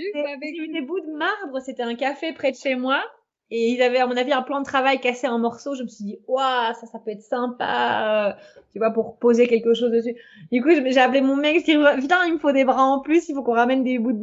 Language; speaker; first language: French; native; French